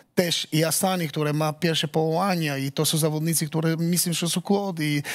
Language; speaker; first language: Polish; non-native, learner; Albanian